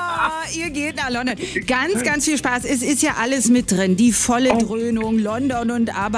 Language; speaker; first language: German; native; German